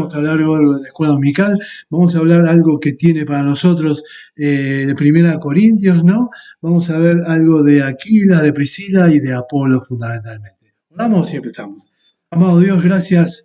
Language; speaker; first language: Spanish; native; Spanish